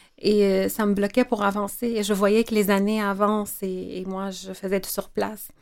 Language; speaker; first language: French; non-native, fluent; Arabic